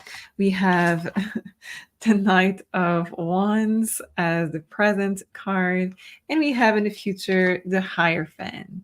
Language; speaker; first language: English; non-native, fluent; French